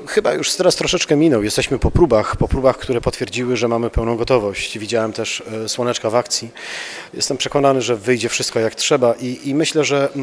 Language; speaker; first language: Polish; native; Polish